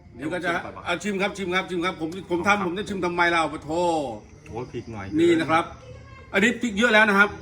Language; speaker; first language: Thai; native; Thai